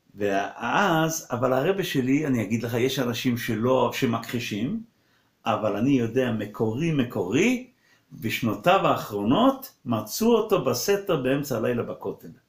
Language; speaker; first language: Hebrew; non-native, local second language; Yiddish